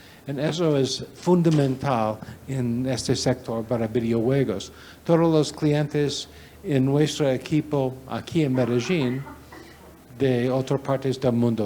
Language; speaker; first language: Spanish; non-native, learner; English